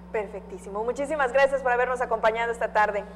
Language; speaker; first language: Spanish; native; Spanish